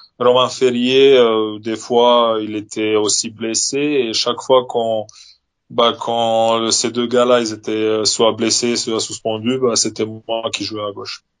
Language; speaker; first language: French; non-native, fluent; Serbian